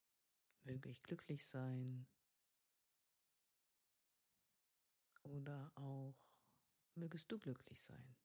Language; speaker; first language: German; native; German